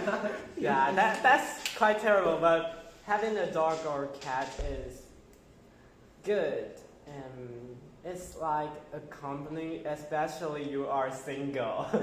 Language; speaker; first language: English; non-native, fluent; Chinese